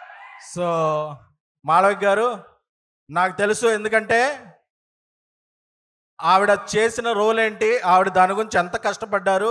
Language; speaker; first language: Telugu; native; Telugu